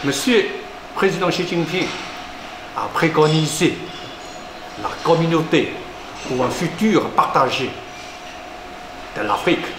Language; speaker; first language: French; non-native, fluent; Chinese